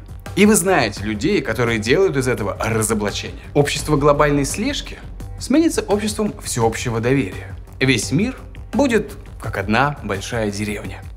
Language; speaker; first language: Russian; native; Russian